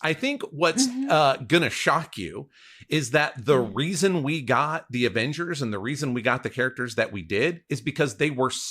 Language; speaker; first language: English; native; English